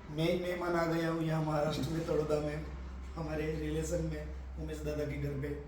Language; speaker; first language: Hindi; non-native, local second language; Gujarati